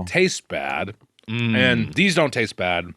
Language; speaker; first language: English; native; English